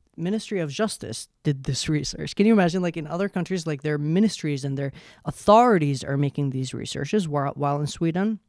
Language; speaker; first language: English; non-native, fluent; Arabic